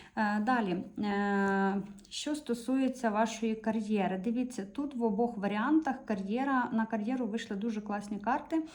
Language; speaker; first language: Ukrainian; non-native, local second language; Russian